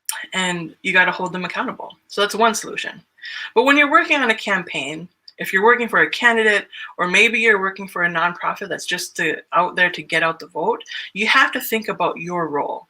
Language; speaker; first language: English; native; English